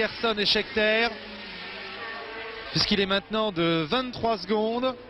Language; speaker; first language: French; native; French